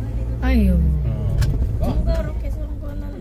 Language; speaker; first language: Korean; non-native, learner; Filipino